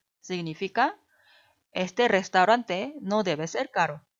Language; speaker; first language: Spanish; non-native, fluent; Korean